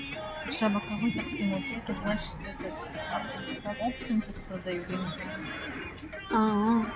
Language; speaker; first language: Russian; non-native, learner; Tajik